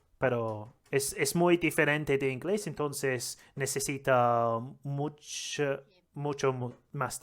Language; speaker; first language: Spanish; non-native, learner; English